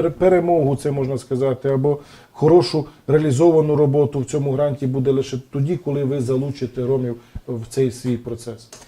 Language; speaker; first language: Ukrainian; non-native, local second language; Romany